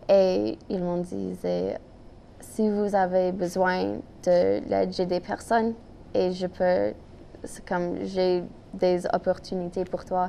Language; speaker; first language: French; non-native, local second language; English